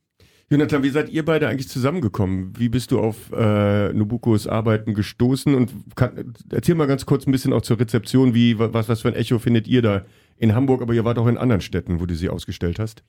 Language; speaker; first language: German; native; German